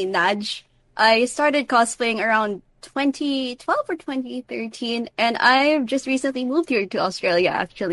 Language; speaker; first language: English; non-native, local second language; Filipino